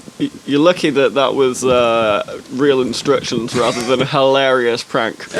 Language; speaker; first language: English; native; English